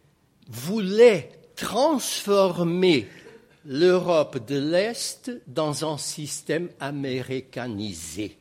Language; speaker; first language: French; non-native, fluent; Portuguese